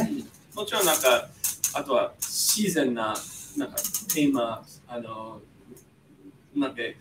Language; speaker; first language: Japanese; non-native, fluent; English